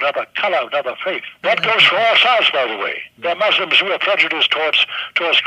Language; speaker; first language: English; non-native, fluent; German